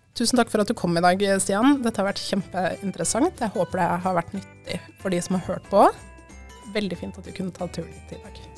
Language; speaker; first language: Norwegian; native; Norwegian